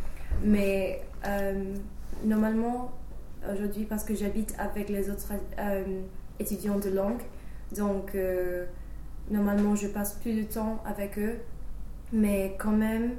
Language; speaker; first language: French; non-native, fluent; English